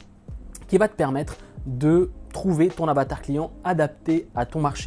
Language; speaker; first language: French; native; French